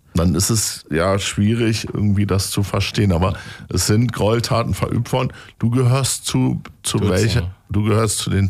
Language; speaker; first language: German; native; German